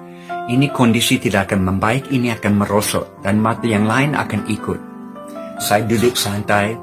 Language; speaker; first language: Indonesian; non-native, fluent; English